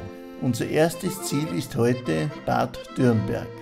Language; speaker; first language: German; native; German